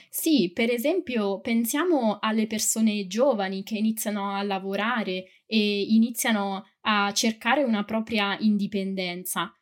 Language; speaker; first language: Italian; native; Italian